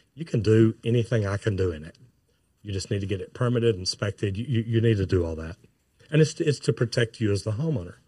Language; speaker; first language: English; native; English